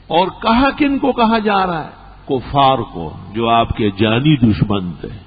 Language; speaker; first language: Urdu; non-native, local second language; Pashto